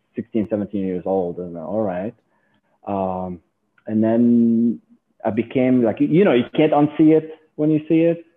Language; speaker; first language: English; non-native, fluent; Arabic